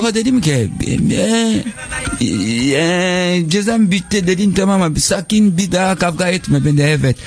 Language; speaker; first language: Turkish; non-native, learner; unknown